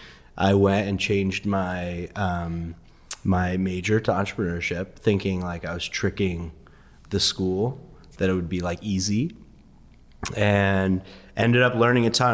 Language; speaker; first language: English; early bilingual, other home language; Persian